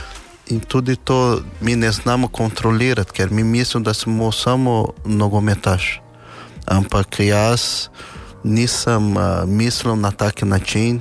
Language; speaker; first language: Slovenian; non-native, fluent; Portuguese